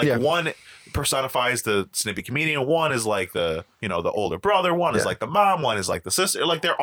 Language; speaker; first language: English; non-native, fluent; Spanish